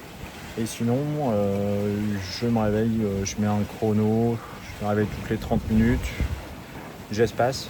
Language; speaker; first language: French; native; French